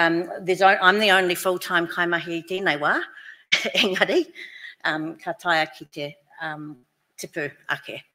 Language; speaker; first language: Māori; non-native, local second language; English